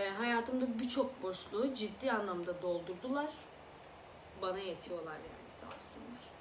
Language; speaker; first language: Turkish; early bilingual, other home language; Azerbaijani